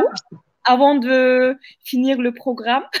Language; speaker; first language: French; non-native, fluent; Turkish